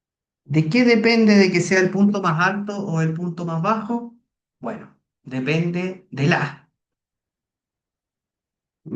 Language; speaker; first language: Spanish; native; Spanish